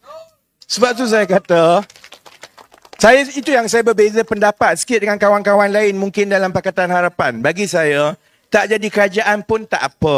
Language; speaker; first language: Malay; native; Malay